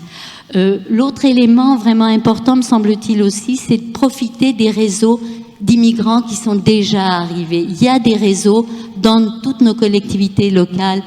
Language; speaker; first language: French; native; French